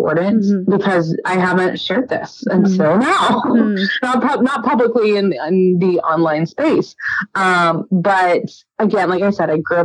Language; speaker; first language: English; native; English